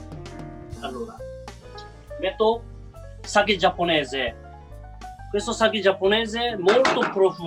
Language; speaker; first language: Italian; non-native, learner; Japanese